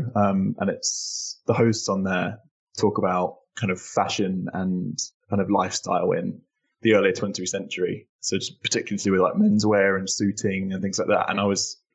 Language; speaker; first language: English; native; English